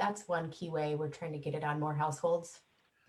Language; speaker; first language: English; native; English